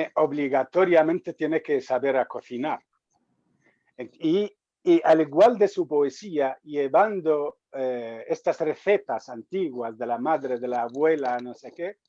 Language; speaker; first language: Spanish; non-native, fluent; Arabic